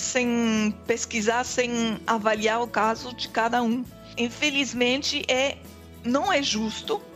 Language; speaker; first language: Portuguese; non-native, fluent; French